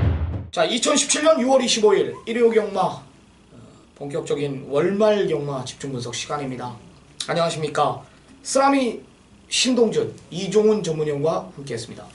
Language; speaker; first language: Korean; native; Korean